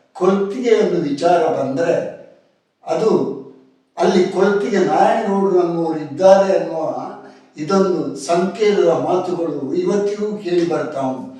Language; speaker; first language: Kannada; non-native, local second language; Tulu